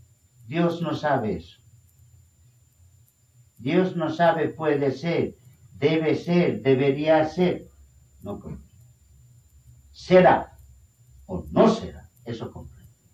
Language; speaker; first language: Spanish; non-native, fluent; Bangla